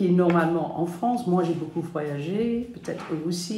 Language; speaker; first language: French; non-native, fluent; English